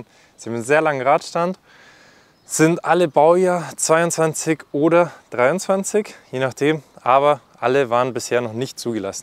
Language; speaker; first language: German; native; German